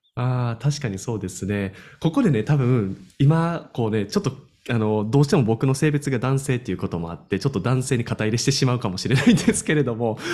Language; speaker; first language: Japanese; native; Japanese